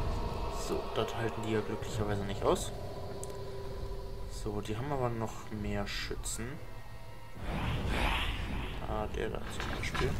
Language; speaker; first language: German; native; German